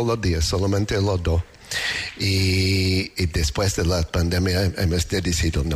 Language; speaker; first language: Spanish; non-native, learner; English